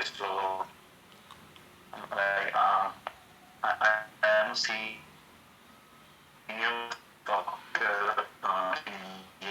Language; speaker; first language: English; non-native, learner; Marathi